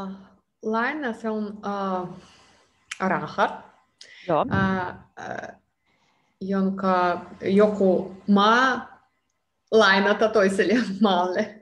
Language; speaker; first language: Finnish; non-native, learner; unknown